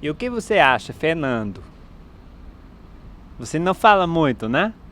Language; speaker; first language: Portuguese; non-native, fluent; English